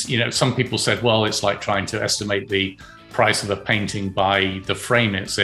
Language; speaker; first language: English; native; English